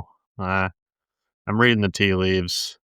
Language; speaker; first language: English; native; English